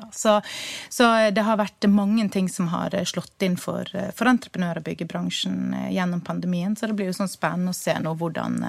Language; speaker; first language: Norwegian; native; Norwegian